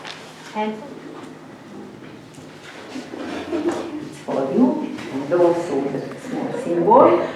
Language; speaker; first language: English; non-native, fluent; Hungarian